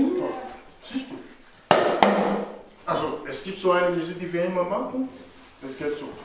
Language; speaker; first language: German; non-native, fluent; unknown